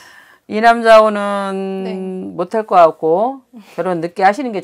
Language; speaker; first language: Korean; native; Korean